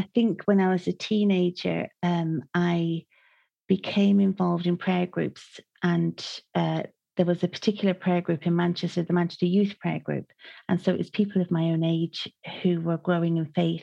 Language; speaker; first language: English; native; English